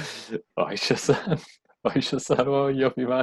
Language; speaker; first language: Japanese; non-native, learner; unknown